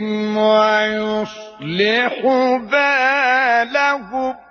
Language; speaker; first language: Arabic; native; Arabic